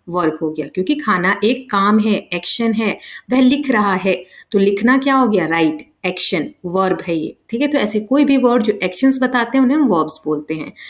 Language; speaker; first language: Hindi; native; Hindi